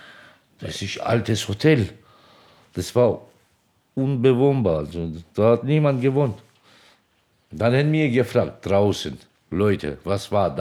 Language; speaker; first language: German; non-native, fluent; Turkish